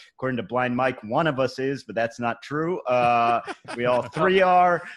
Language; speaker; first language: English; native; English